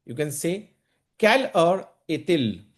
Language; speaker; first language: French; non-native, fluent; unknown